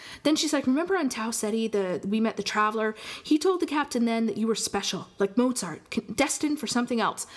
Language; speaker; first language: English; native; English